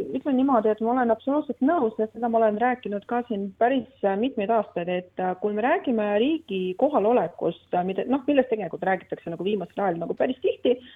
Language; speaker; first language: Estonian; non-native, local second language; Russian